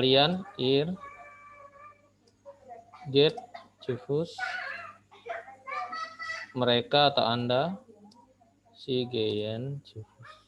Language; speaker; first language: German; non-native, fluent; Indonesian